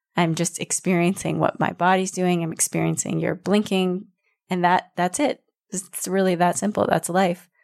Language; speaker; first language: English; native; English